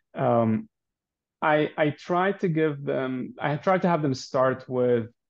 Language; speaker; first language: English; non-native, fluent; Arabic